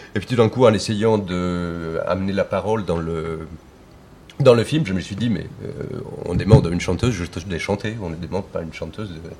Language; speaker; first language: French; non-native, fluent; Spanish